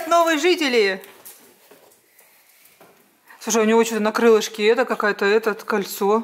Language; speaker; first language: Russian; native; Russian